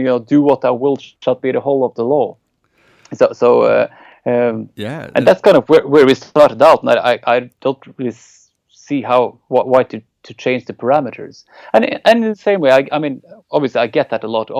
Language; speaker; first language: English; non-native, fluent; Norwegian